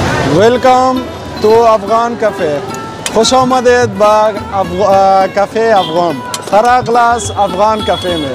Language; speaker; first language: Hindi; non-native, learner; Persian